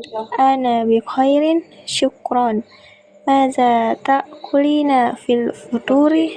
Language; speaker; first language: Arabic; non-native, learner; Indonesian